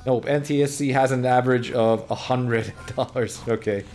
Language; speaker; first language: English; non-native, fluent; Finnish